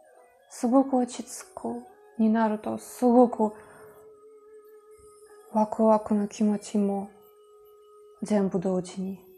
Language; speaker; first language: Japanese; non-native, fluent; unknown